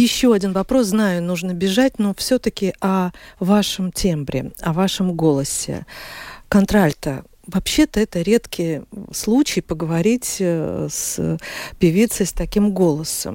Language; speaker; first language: Russian; native; Russian